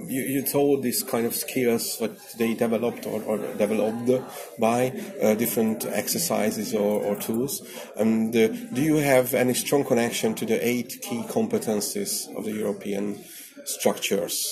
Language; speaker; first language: English; non-native, learner; Hungarian